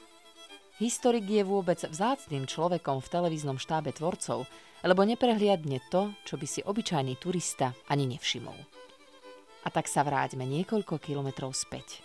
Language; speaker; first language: Slovak; native; Slovak